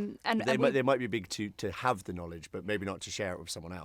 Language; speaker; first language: English; native; English